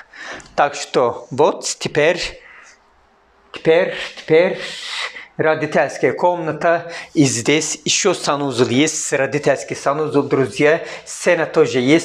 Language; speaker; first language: Russian; non-native, learner; Turkish